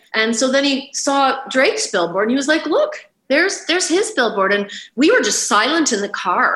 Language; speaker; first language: English; native; English